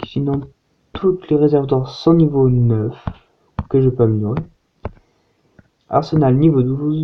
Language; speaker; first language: French; native; French